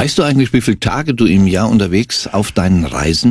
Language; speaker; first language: German; native; German